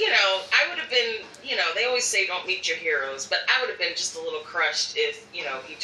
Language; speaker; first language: English; native; English